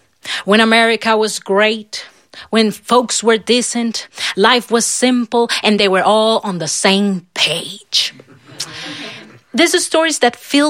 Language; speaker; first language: English; non-native, fluent; Spanish